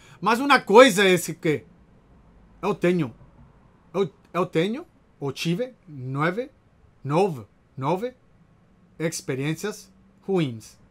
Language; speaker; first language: Portuguese; non-native, learner; Spanish